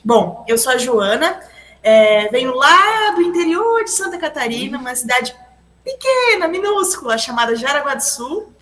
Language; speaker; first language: Portuguese; native; Portuguese